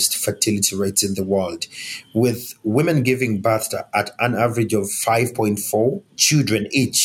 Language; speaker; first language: English; non-native, local second language; Ganda